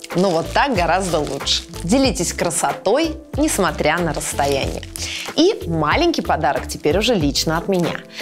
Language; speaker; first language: Russian; native; Russian